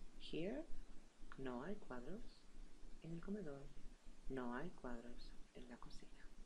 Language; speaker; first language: Spanish; native; Spanish